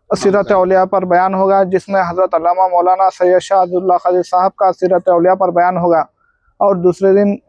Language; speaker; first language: Urdu; native; Urdu